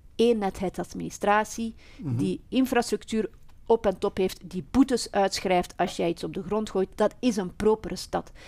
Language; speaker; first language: Dutch; native; Dutch